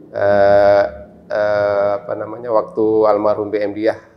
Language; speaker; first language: Indonesian; native; Indonesian